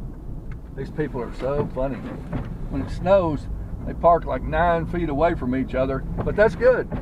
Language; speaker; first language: English; native; English